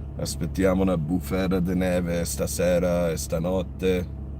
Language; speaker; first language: Italian; early bilingual, other home language; English